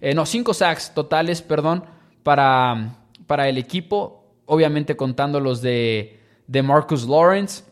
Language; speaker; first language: Spanish; native; Spanish